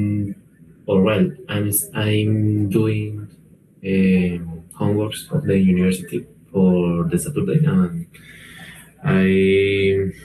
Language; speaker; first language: English; non-native, learner; Spanish